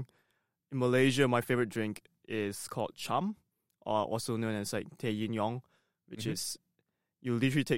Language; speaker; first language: English; non-native, local second language; Cantonese